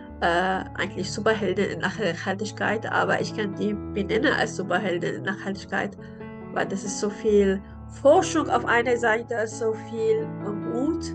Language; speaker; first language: German; non-native, learner; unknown